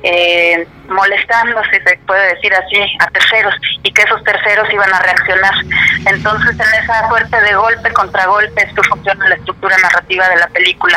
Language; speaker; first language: Spanish; native; Spanish